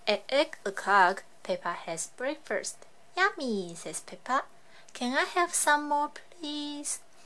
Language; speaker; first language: English; non-native, fluent; Chinese